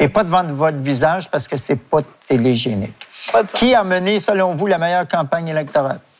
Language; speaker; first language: French; native; French